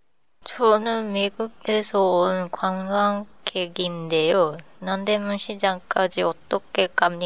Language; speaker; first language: Korean; non-native, learner; Japanese